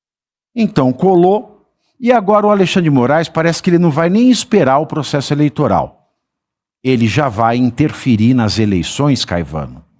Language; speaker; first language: Portuguese; native; Portuguese